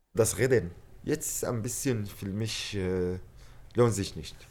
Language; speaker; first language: German; non-native, learner; Arabic